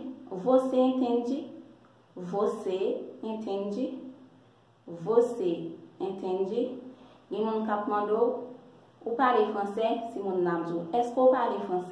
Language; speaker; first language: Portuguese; non-native, learner; Haitian Creole